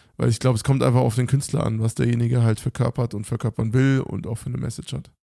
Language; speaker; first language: German; native; German